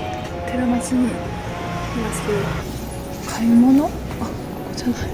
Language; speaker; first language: Japanese; non-native, learner; French